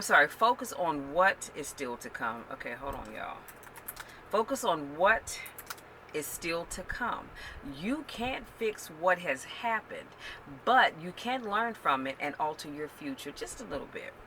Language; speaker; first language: English; native; English